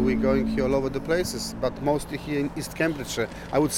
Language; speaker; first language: English; non-native, learner; Polish